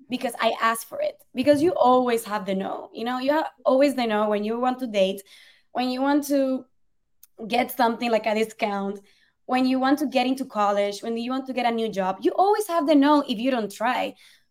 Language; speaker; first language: English; non-native, fluent; Spanish